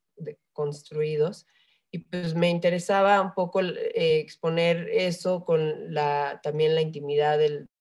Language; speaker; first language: Spanish; native; Spanish